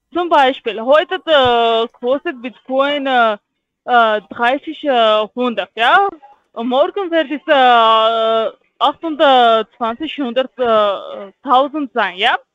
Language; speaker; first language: German; non-native, learner; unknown